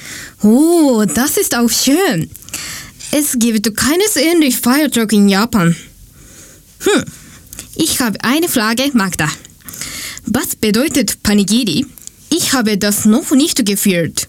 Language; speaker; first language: German; non-native, learner; Japanese